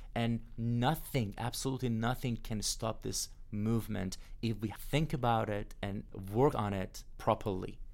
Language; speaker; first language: English; non-native, fluent; Persian